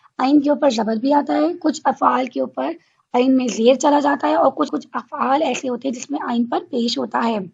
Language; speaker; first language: Urdu; native; Urdu